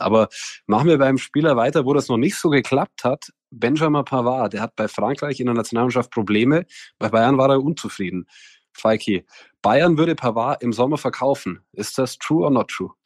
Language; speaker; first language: German; native; German